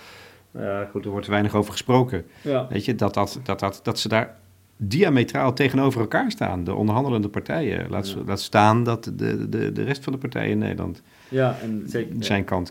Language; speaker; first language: Dutch; native; Dutch